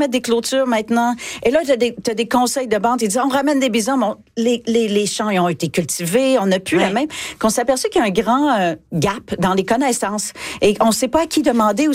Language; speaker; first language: French; native; French